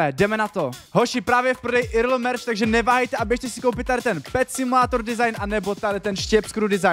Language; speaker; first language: Czech; native; Czech